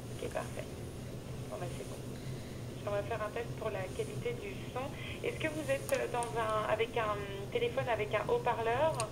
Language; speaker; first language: French; native; French